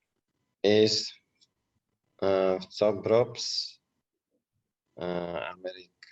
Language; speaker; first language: Georgian; non-native, learner; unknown